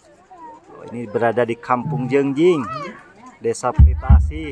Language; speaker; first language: Indonesian; non-native, local second language; Sundanese